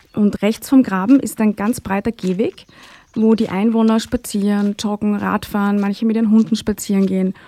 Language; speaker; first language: German; native; German